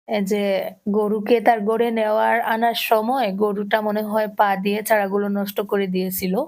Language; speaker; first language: Bangla; native; Bangla